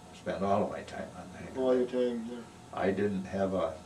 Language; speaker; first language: English; native; English